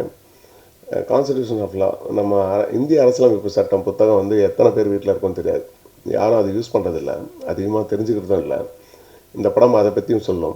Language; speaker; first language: Tamil; native; Tamil